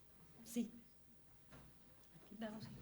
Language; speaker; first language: Spanish; non-native, fluent; English